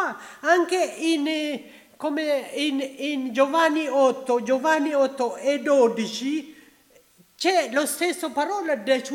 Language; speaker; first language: Italian; non-native, learner; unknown